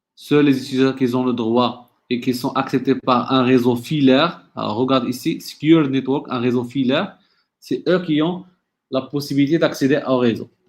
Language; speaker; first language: French; non-native, local second language; Arabic